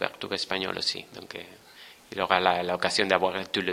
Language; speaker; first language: French; non-native, fluent; Spanish